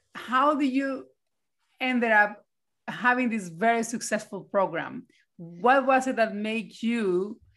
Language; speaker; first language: English; non-native, fluent; Spanish